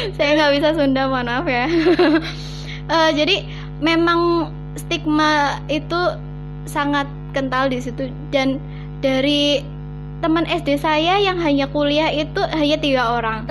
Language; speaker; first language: Indonesian; native; Indonesian